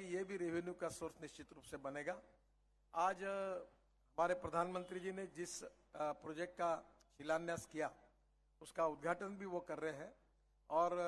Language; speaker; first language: Hindi; non-native, local second language; Marathi